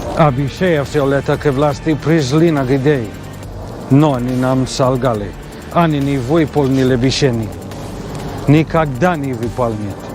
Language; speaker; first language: Russian; non-native, learner; English